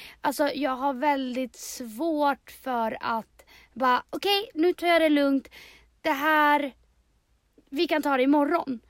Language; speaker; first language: Swedish; early bilingual, other home language; Spanish